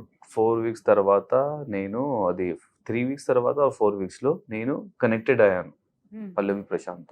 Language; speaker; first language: Telugu; non-native, learner; Hindi